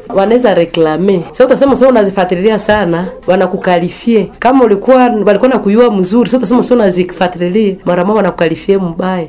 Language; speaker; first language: Swahili; non-native, local second language; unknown